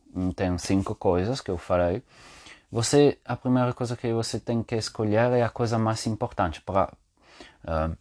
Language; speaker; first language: Portuguese; non-native, learner; Spanish